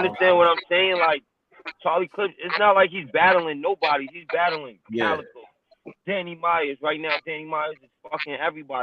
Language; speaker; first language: English; native; English